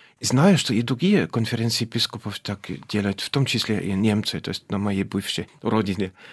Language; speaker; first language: Russian; non-native, fluent; German